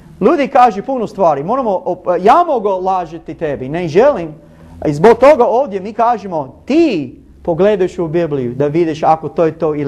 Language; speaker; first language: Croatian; non-native, learner; English